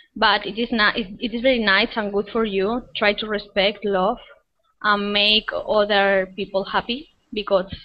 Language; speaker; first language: English; non-native, fluent; Spanish